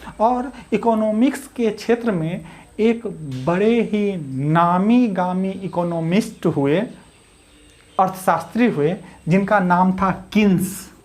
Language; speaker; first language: Hindi; native; Hindi